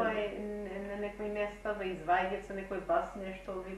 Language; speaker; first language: Macedonian; early bilingual, heritage; Macedonian